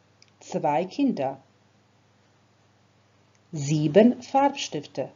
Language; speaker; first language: German; non-native, fluent; Croatian